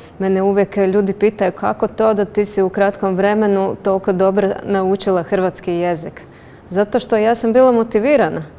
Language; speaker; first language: Serbian; non-native, fluent; Latvian